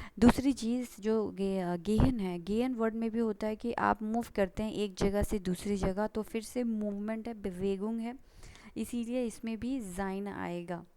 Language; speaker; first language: Hindi; native; Hindi